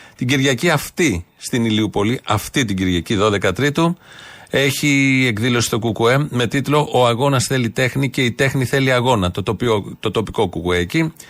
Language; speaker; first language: Greek; native; Greek